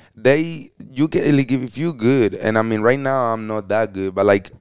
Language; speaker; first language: English; early bilingual, other home language; Spanish